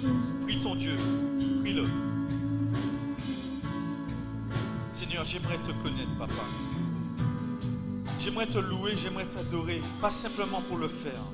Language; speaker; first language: French; native; French